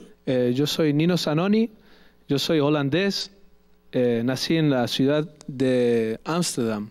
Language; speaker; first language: Portuguese; non-native, learner; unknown